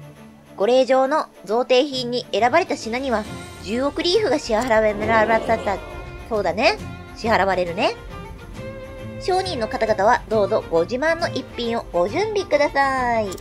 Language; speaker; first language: Japanese; native; Japanese